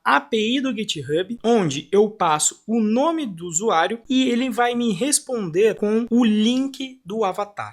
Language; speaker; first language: Portuguese; native; Portuguese